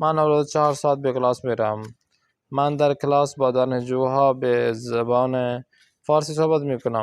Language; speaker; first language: Persian; non-native, fluent; Urdu